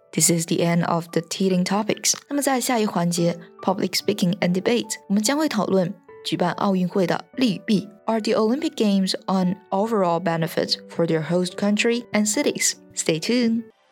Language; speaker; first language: English; non-native, fluent; Chinese